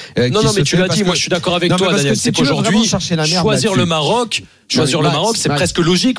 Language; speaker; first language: French; native; French